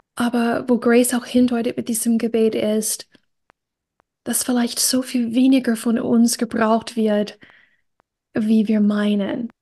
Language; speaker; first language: German; non-native, fluent; English